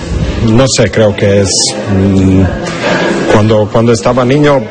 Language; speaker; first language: Spanish; non-native, learner; English